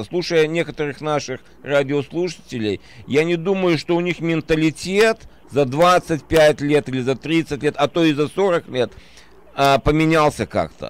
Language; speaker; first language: Russian; native; Russian